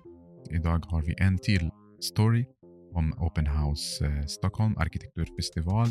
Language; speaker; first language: Swedish; non-native, fluent; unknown